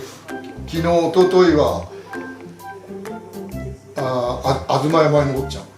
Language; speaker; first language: Japanese; native; Japanese